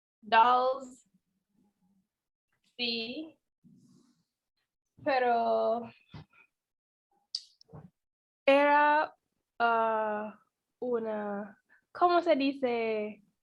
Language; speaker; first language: Spanish; non-native, learner; English